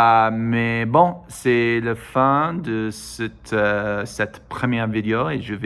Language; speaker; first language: French; non-native, learner; English